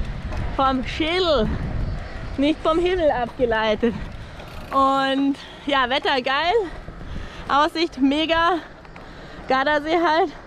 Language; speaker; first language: German; native; German